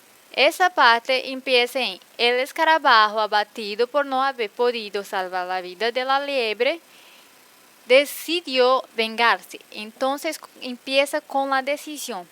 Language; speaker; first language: Spanish; non-native, fluent; Portuguese